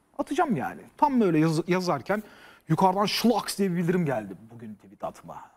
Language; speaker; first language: Turkish; native; Turkish